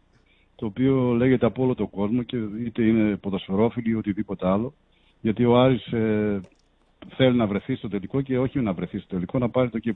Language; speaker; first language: Greek; native; Greek